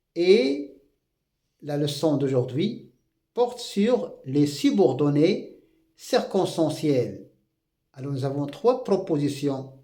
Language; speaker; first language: French; non-native, local second language; Arabic